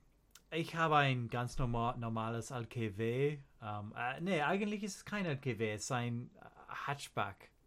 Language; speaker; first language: German; non-native, learner; English